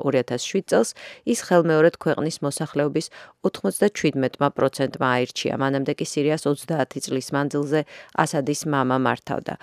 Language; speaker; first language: Georgian; native; Georgian